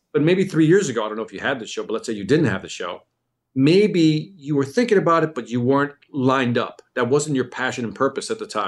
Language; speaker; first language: English; early bilingual, other home language; Spanish